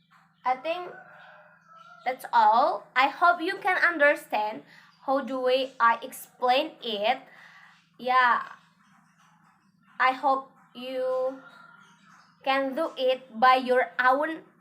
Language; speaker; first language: English; non-native, learner; Indonesian